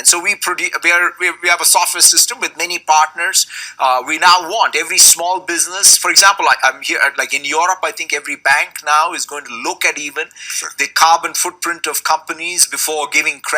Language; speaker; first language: English; non-native, local second language; Telugu